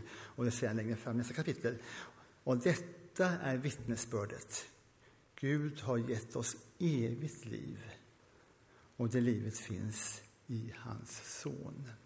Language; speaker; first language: Swedish; early bilingual, heritage; Swedish